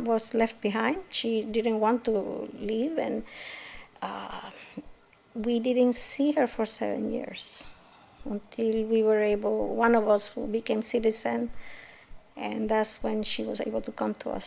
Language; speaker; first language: English; non-native, fluent; Spanish